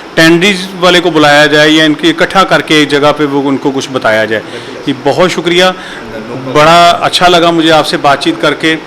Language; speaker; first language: Urdu; non-native, local second language; Punjabi